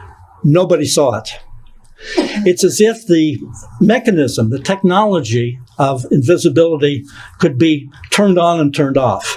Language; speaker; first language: English; native; English